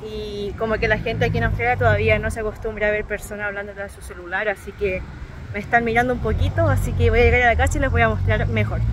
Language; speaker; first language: Spanish; native; Spanish